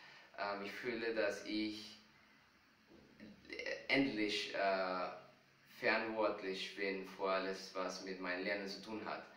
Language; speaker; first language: German; non-native, fluent; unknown